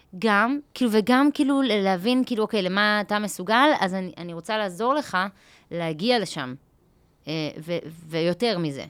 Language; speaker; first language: Hebrew; native; Hebrew